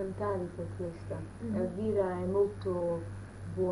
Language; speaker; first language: Italian; early bilingual, heritage; Italian